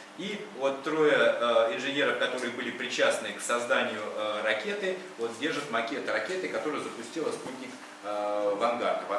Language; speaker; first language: Russian; native; Russian